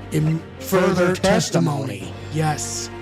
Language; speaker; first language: English; native; English